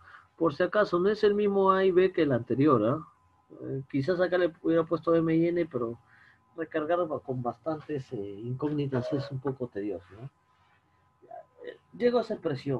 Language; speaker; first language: Spanish; native; Spanish